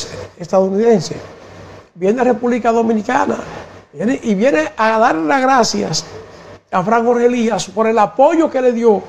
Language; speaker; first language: Spanish; native; Spanish